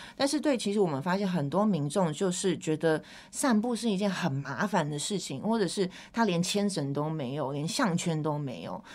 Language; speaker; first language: Chinese; early bilingual, heritage; Chinese